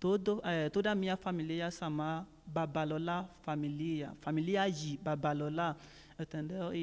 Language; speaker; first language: Portuguese; non-native, learner; Yoruba